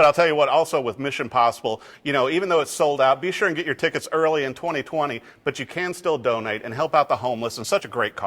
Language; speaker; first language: English; native; English